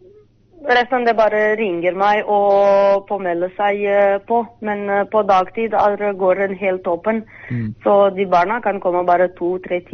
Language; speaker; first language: Norwegian; non-native, fluent; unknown